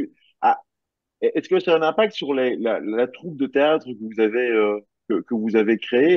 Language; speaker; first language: French; native; French